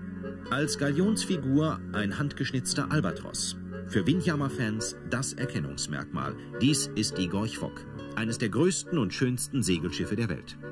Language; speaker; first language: German; native; German